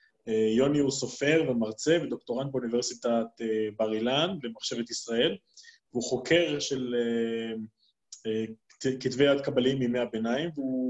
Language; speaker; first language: Hebrew; native; Hebrew